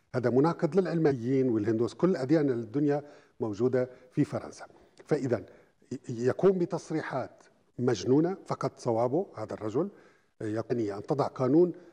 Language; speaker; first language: Arabic; native; Arabic